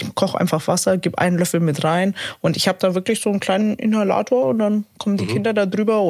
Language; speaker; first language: German; native; German